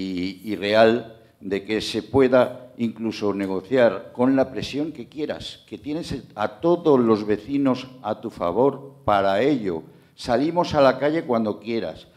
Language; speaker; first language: Spanish; native; Spanish